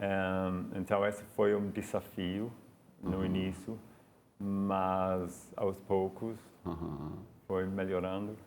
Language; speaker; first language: Portuguese; non-native, fluent; English